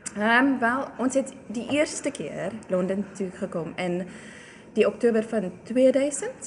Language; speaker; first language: Afrikaans; non-native, local second language; English